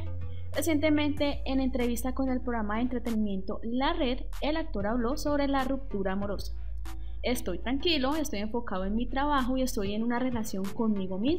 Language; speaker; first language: Spanish; native; Spanish